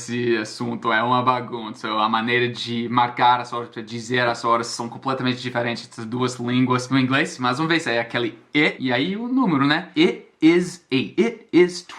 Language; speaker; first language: Portuguese; non-native, fluent; English